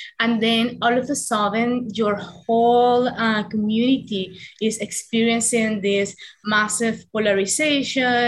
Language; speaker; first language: English; non-native, fluent; Spanish